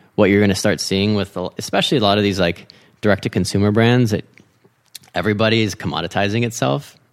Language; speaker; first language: English; native; English